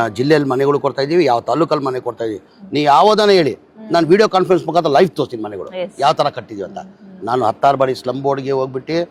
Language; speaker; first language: Kannada; non-native, local second language; Urdu